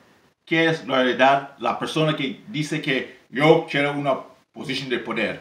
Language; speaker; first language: Spanish; non-native, learner; English